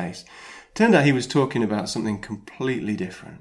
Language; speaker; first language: English; native; English